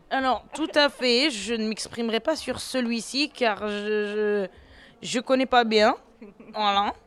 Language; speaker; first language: French; native; French